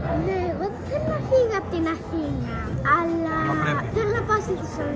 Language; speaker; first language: Greek; early bilingual, heritage; Greek